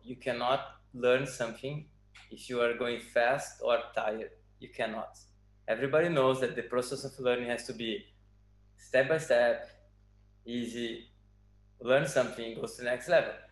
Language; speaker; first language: English; non-native, fluent; Portuguese